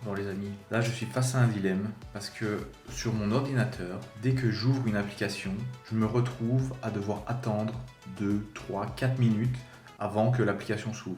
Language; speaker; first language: French; native; French